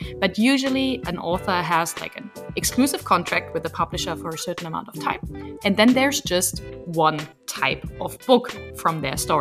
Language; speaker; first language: English; non-native, fluent; German